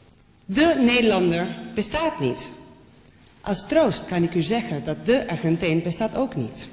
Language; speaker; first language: Dutch; non-native, fluent; Spanish